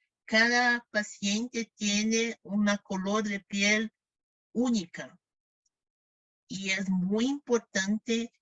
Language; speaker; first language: Spanish; non-native, fluent; Portuguese